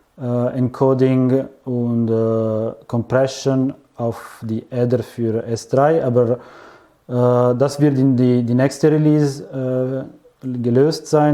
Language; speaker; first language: German; non-native, fluent; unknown